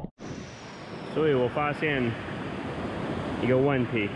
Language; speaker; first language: Chinese; non-native, fluent; English